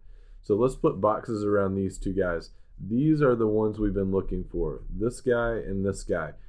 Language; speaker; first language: English; native; English